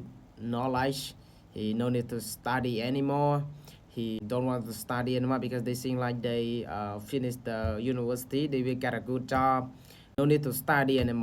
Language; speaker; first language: English; non-native, learner; Khmer